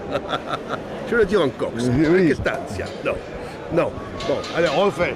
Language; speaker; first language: French; native; French